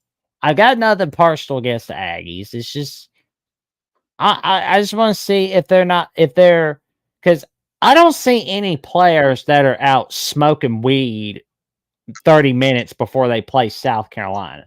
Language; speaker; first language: English; native; English